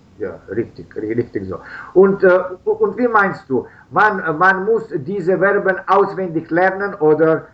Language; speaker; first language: German; non-native, learner; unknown